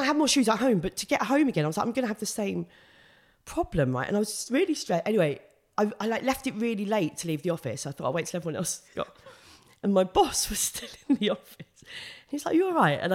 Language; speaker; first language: English; native; English